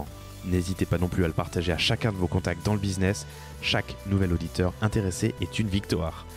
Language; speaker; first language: French; native; French